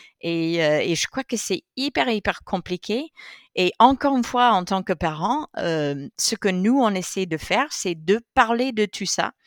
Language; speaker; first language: French; non-native, fluent; English